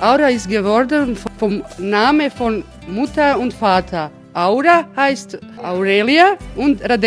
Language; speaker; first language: German; non-native, learner; Croatian